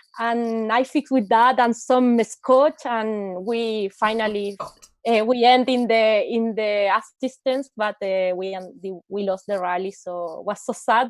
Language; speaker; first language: English; non-native, learner; Spanish